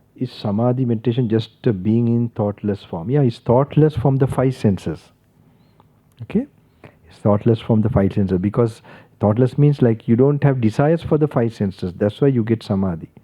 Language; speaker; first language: English; non-native, local second language; Sinhala